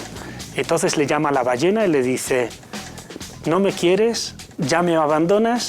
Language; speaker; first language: Spanish; native; Spanish